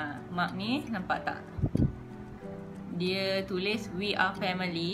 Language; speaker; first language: English; non-native, local second language; Malay